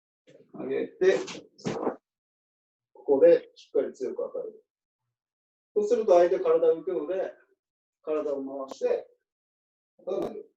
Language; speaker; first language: Japanese; native; Japanese